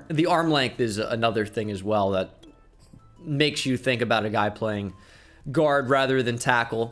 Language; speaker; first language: English; native; English